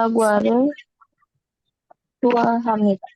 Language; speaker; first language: Korean; non-native, learner; Indonesian